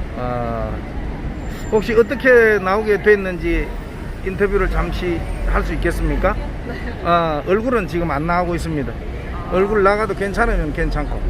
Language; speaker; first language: Korean; native; Korean